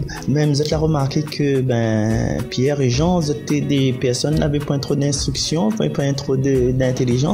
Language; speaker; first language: French; non-native, learner; Réunion Creole French